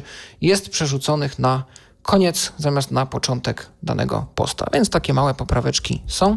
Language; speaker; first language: Polish; native; Polish